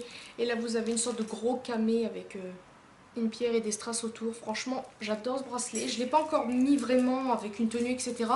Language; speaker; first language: French; native; French